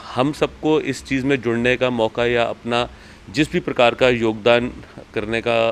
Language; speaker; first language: Hindi; native; Hindi